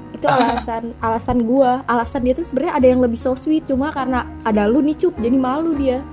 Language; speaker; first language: Indonesian; native; Indonesian